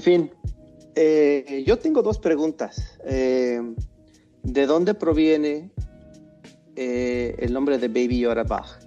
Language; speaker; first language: Spanish; non-native, fluent; English